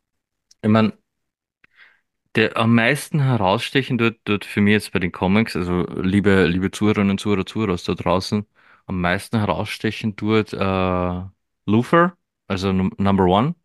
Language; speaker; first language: German; native; German